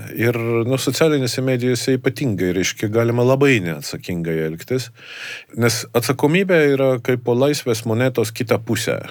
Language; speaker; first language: Lithuanian; non-native, fluent; Estonian